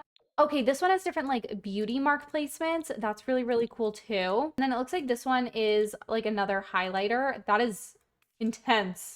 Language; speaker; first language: English; native; English